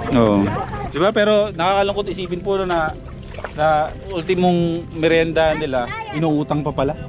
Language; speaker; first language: Filipino; non-native, local second language; Aklanon